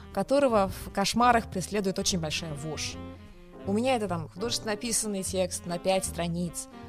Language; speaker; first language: Russian; non-native, local second language; Tatar